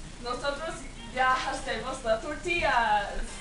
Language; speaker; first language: Spanish; non-native, learner; English